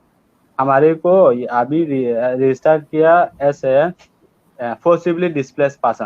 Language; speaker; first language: Hindi; non-native, learner; Rohingya